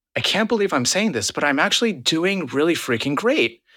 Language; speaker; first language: English; native; English